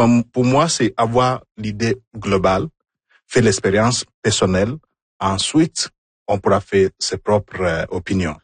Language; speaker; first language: French; non-native, fluent; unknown